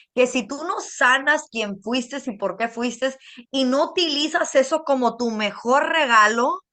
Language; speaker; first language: Spanish; early bilingual, heritage; Spanish